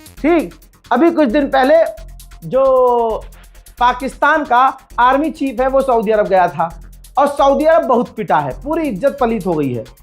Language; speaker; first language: Hindi; native; Hindi